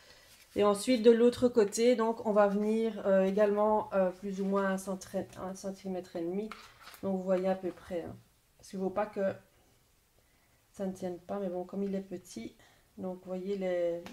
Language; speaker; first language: French; native; French